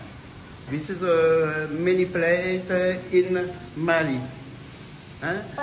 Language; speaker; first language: English; non-native, learner; French